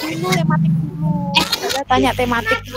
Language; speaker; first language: Indonesian; native; Indonesian